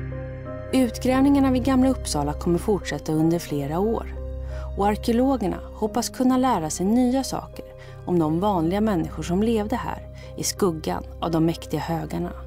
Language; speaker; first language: Swedish; native; Swedish